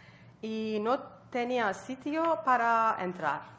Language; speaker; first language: Spanish; non-native, learner; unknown